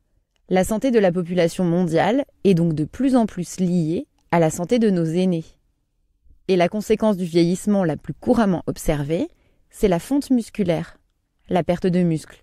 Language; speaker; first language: French; native; French